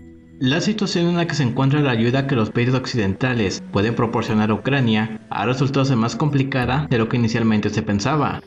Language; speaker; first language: Spanish; native; Spanish